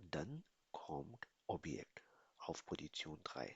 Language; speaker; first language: German; non-native, fluent; Hindi